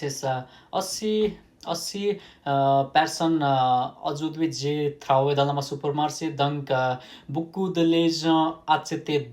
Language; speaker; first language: French; non-native, learner; Nepali